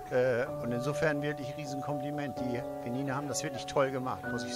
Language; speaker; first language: German; native; German